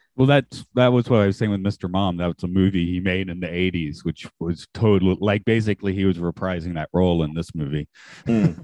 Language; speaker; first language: English; native; English